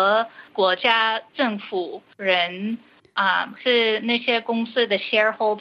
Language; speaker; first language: Chinese; early bilingual, heritage; Chinese